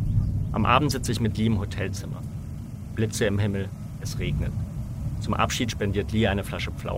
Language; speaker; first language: German; native; German